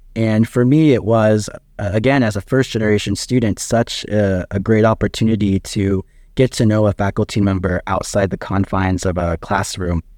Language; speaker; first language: English; native; English